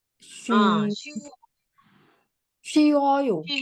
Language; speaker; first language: Korean; non-native, learner; Burmese